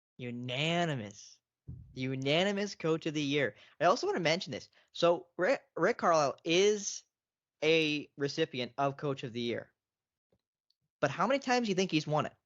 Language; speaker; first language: English; native; English